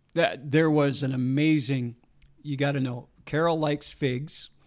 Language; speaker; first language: English; native; English